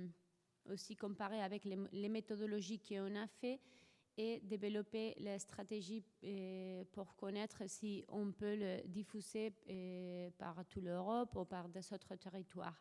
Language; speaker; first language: French; non-native, fluent; Spanish